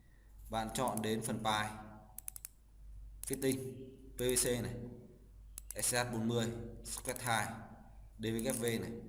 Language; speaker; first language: Vietnamese; native; Vietnamese